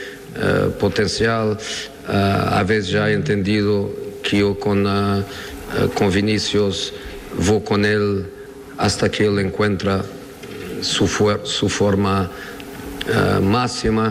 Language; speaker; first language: Portuguese; non-native, learner; Spanish